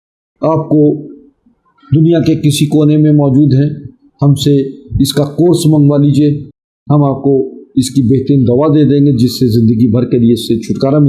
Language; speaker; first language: Urdu; native; Urdu